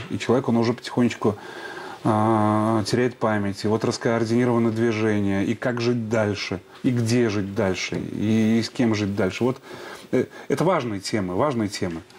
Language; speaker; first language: Russian; native; Russian